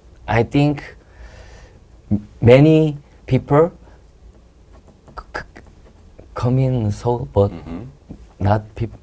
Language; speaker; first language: English; non-native, learner; Korean